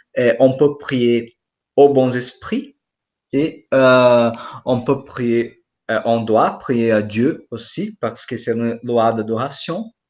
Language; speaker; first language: French; non-native, fluent; Portuguese